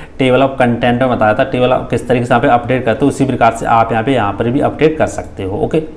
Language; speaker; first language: Hindi; native; Hindi